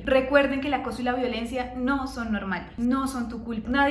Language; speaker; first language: Spanish; native; Spanish